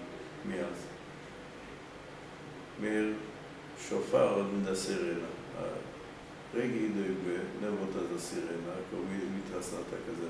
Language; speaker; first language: Hungarian; early bilingual, heritage; Hungarian